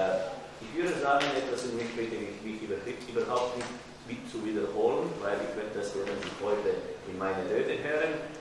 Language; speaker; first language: German; non-native, fluent; Croatian